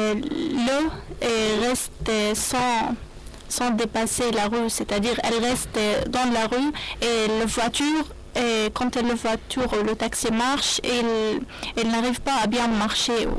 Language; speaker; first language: French; non-native, learner; Arabic